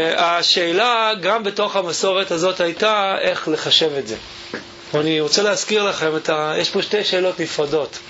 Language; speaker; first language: Hebrew; early bilingual, other home language; English